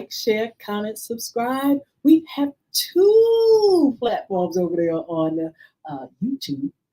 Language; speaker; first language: English; native; English